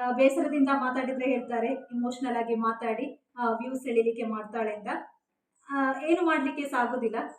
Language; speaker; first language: Kannada; non-native, local second language; Tulu